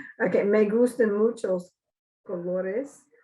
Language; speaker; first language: Spanish; non-native, learner; English